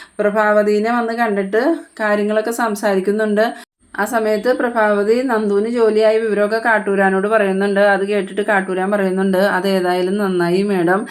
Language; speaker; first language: Malayalam; native; Malayalam